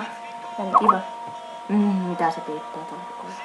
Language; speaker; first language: Finnish; native; Finnish